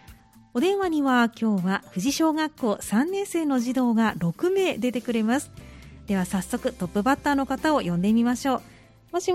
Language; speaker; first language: Japanese; native; Japanese